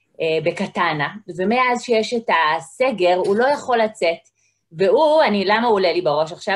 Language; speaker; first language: Hebrew; native; Hebrew